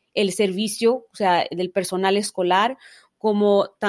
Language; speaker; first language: Spanish; early bilingual, heritage; Spanish